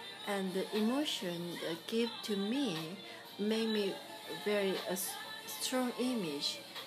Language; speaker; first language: English; non-native, learner; Korean